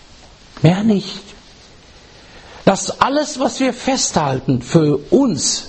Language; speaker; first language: German; non-native, learner; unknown